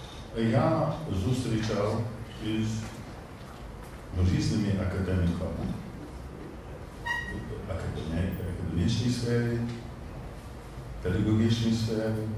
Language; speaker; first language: Polish; non-native, learner; English